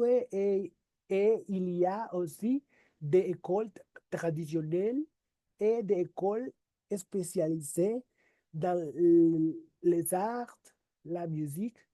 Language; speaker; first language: French; non-native, learner; Spanish